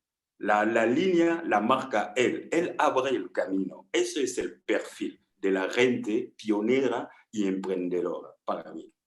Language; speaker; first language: Spanish; non-native, fluent; French